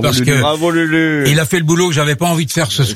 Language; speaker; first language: French; native; French